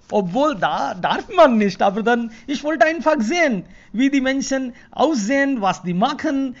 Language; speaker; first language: German; non-native, fluent; Hindi